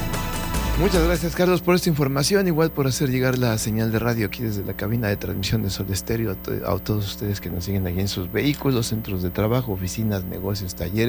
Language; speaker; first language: Spanish; native; Spanish